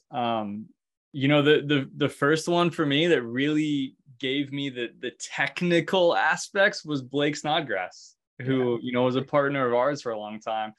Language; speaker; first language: English; native; English